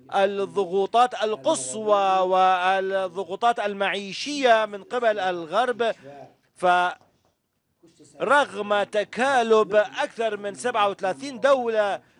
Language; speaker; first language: Arabic; non-native, fluent; Persian